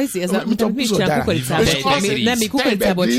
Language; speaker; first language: Hungarian; native; Hungarian